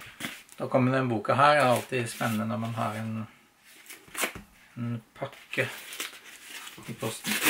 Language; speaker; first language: Norwegian; native; Norwegian